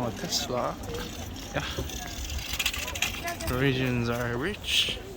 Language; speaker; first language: English; non-native, fluent; Korean